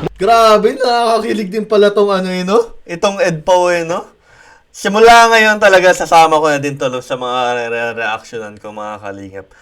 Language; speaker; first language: Filipino; native; Filipino